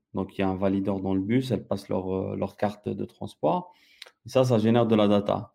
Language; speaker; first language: French; non-native, local second language; Arabic